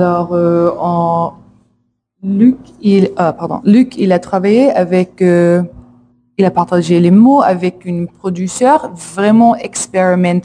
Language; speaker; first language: French; non-native, learner; English